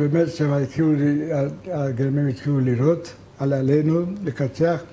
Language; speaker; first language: Hebrew; non-native, fluent; Hungarian